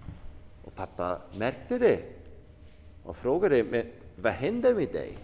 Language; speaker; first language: Swedish; non-native, fluent; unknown